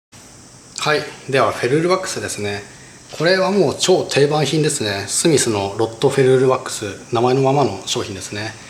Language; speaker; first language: Japanese; native; Japanese